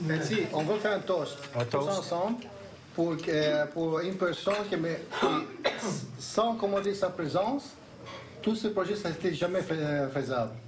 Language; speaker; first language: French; non-native, fluent; Greek